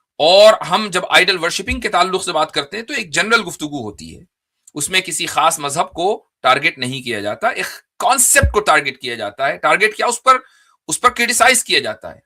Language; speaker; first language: Urdu; native; Urdu